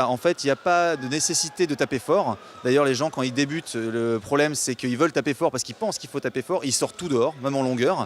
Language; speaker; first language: French; native; French